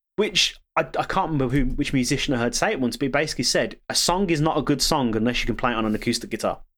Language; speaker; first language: English; native; English